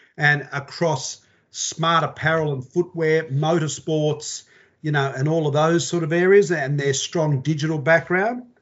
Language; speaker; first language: English; native; English